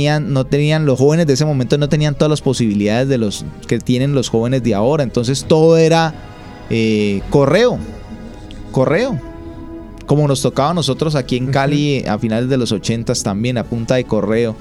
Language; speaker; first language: Spanish; native; Spanish